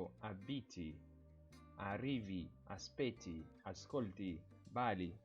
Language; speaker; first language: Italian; non-native, learner; Portuguese